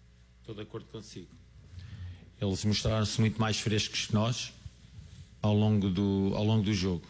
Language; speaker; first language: Portuguese; native; Portuguese